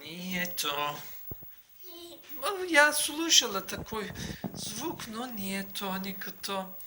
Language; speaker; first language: Russian; non-native, learner; Turkish